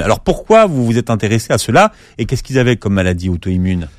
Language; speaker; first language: French; native; French